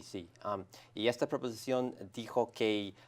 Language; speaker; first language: Spanish; non-native, learner; English